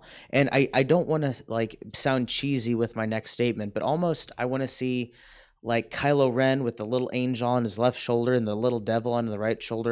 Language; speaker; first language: English; native; English